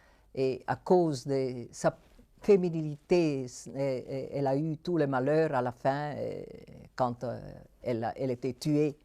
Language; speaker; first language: French; non-native, fluent; Italian